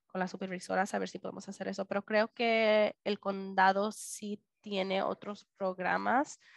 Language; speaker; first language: Spanish; early bilingual, heritage; Spanish